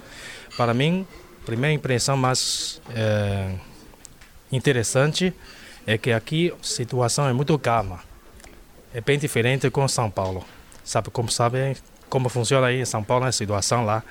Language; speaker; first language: Portuguese; non-native, fluent; Chinese